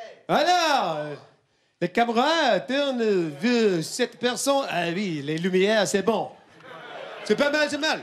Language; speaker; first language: French; non-native, fluent; English